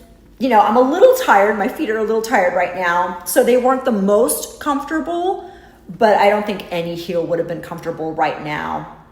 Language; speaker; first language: English; native; English